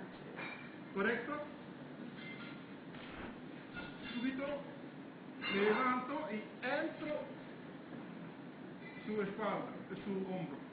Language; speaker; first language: Italian; non-native, learner; Romanian